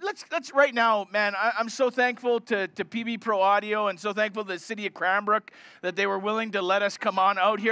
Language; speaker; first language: English; native; English